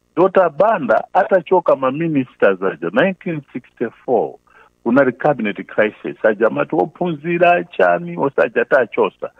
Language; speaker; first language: Nyanja; non-native, local second language; Tumbuka